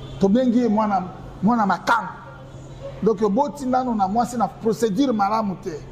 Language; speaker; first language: Lingala; non-native, local second language; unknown